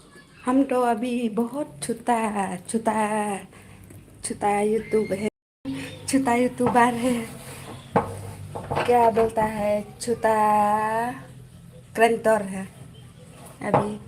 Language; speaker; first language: Hindi; non-native, learner; Khasi